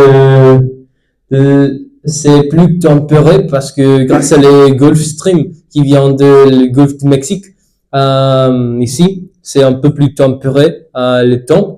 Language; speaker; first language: French; non-native, fluent; English